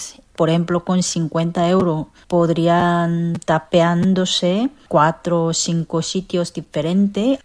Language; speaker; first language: Spanish; non-native, learner; Korean